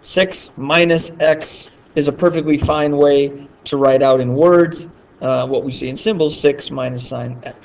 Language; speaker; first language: English; native; English